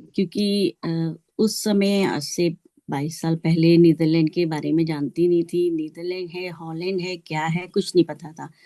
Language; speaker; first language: Hindi; native; Hindi